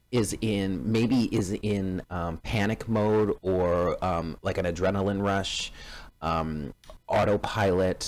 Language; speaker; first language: English; native; English